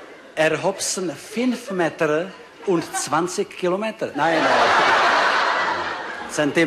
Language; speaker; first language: German; non-native, learner; Czech